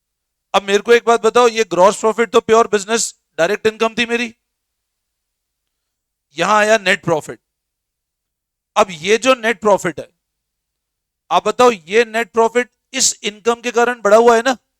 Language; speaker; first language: Hindi; native; Hindi